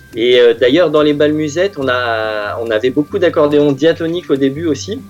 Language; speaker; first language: French; native; French